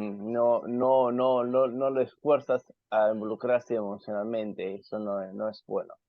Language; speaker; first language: Spanish; non-native, fluent; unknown